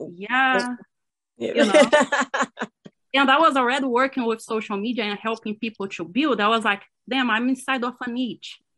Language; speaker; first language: English; non-native, fluent; Portuguese